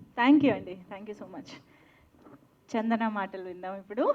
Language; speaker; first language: Telugu; native; Telugu